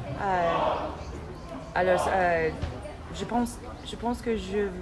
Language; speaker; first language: French; non-native, learner; English